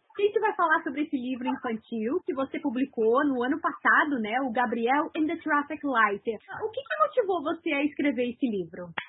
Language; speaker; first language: Portuguese; native; Portuguese